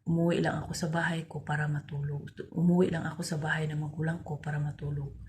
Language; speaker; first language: Filipino; non-native, local second language; Cebuano